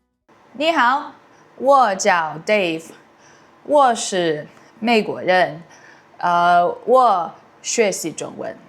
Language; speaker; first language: Chinese; non-native, learner; English